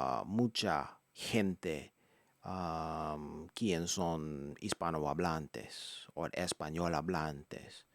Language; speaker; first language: Spanish; non-native, learner; English